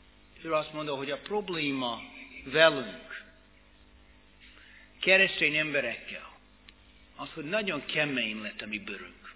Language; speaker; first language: Hungarian; non-native, fluent; English